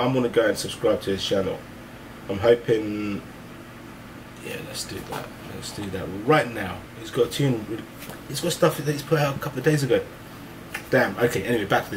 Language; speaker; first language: English; early bilingual, other home language; Hindi